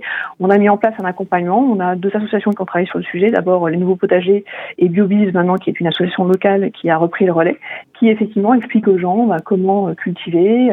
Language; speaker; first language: French; native; French